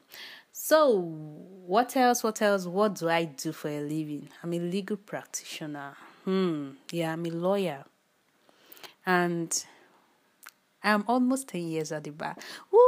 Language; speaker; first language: English; non-native, local second language; Yoruba